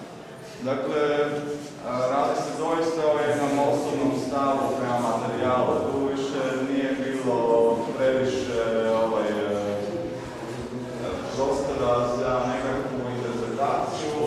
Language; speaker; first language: Croatian; native; Croatian